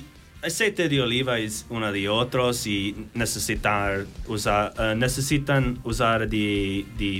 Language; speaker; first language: Spanish; non-native, learner; English